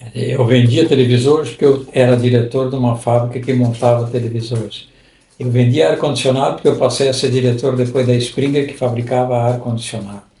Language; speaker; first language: Portuguese; non-native, local second language; German